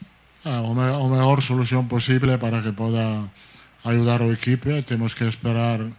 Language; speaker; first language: Portuguese; non-native, fluent; Italian